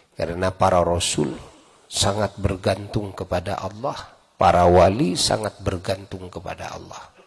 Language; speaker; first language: Indonesian; non-native, local second language; Sundanese